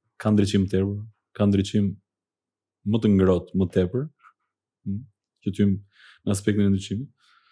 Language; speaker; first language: Albanian; early bilingual, heritage; Albanian